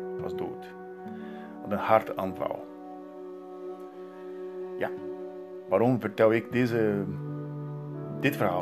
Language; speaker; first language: Dutch; non-native, learner; Portuguese